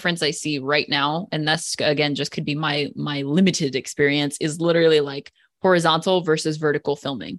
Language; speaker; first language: English; native; English